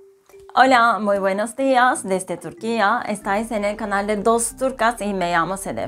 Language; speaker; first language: Spanish; non-native, fluent; Turkish